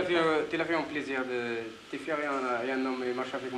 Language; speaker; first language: French; non-native, learner; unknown